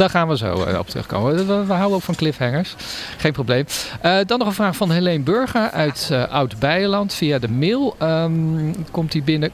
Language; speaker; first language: Dutch; native; Dutch